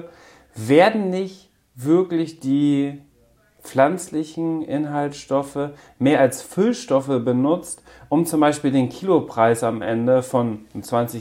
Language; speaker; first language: German; native; German